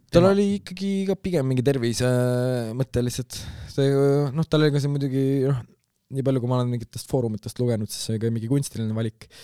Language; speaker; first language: Estonian; native; Estonian